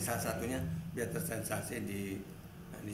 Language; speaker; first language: Indonesian; native; Indonesian